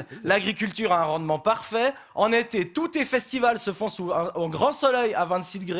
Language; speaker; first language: French; native; French